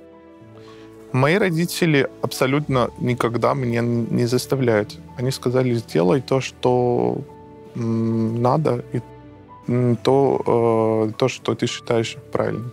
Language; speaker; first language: Russian; non-native, fluent; Persian